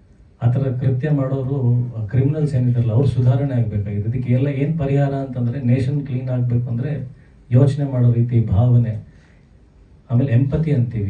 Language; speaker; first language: Kannada; native; Kannada